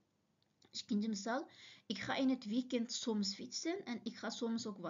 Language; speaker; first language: Dutch; non-native, fluent; Uyghur